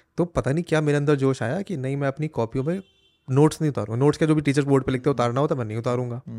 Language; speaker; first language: Hindi; native; Hindi